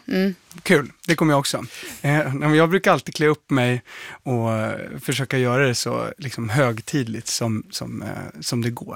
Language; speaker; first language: Swedish; native; Swedish